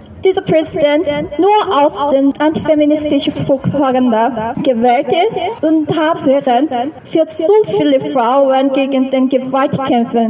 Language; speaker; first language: German; non-native, learner; Korean